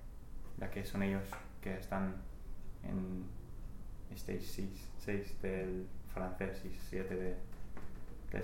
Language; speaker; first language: Spanish; non-native, fluent; English